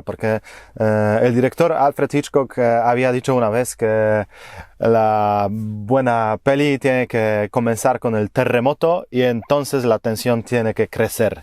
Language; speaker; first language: Spanish; non-native, fluent; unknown